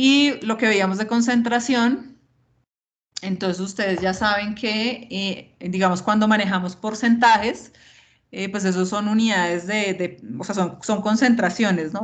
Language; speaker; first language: Spanish; native; Spanish